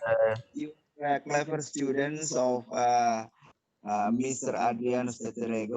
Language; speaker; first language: English; non-native, fluent; Indonesian